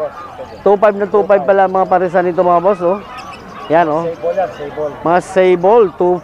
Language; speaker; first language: Filipino; native; Filipino